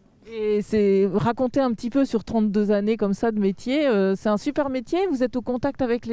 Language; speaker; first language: French; native; French